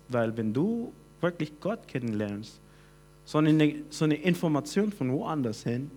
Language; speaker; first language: German; non-native, fluent; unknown